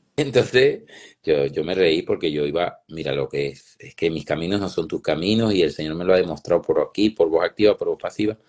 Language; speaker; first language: Spanish; native; Spanish